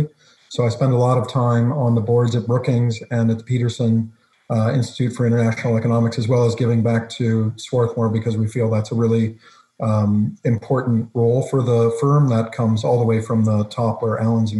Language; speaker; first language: English; native; English